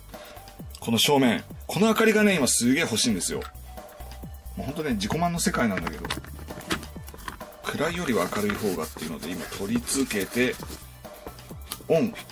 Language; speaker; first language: Japanese; native; Japanese